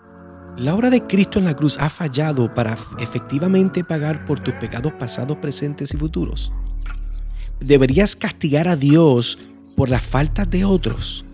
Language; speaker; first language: Spanish; native; Spanish